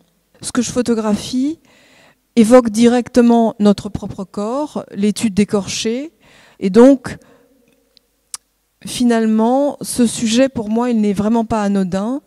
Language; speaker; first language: French; native; French